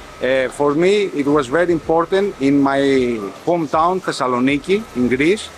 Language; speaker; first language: English; non-native, fluent; Greek